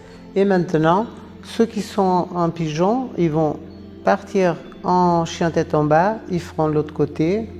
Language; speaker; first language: French; non-native, fluent; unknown